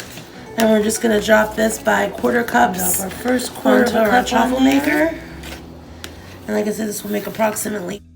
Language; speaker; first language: English; native; English